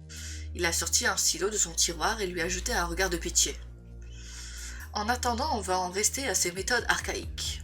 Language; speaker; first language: French; native; French